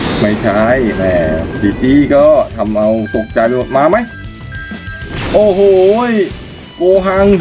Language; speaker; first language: Thai; native; Thai